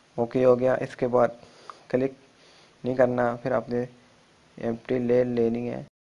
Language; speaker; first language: Urdu; non-native, local second language; Punjabi